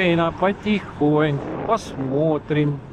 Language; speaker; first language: Russian; non-native, local second language; Estonian